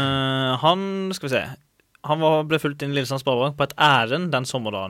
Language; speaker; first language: Norwegian; native; Norwegian